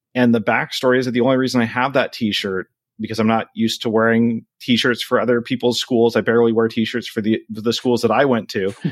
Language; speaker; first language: English; native; English